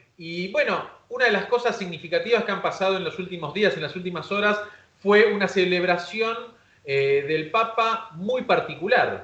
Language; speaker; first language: Spanish; native; Spanish